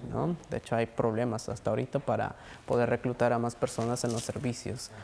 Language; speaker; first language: Spanish; native; Spanish